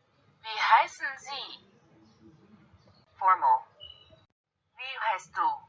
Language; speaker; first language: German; non-native, learner; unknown